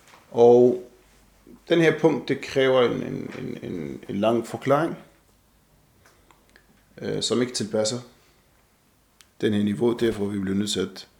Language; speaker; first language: Danish; non-native, fluent; Arabic